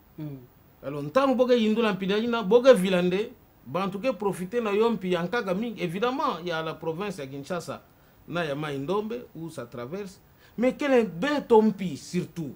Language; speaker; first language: French; non-native, local second language; Kongo